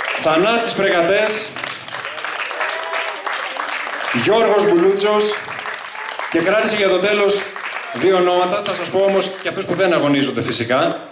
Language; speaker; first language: Greek; native; Greek